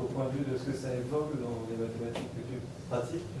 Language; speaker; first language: French; native; French